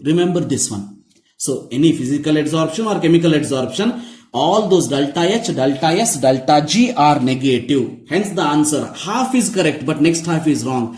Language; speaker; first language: English; non-native, local second language; Kannada